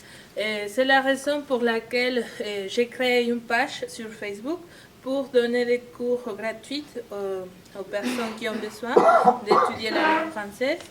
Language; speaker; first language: French; non-native, fluent; Spanish